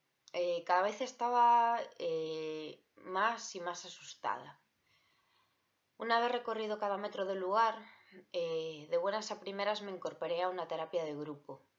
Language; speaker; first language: Spanish; native; Spanish